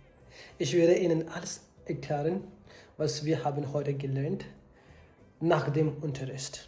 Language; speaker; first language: German; non-native, learner; Hindi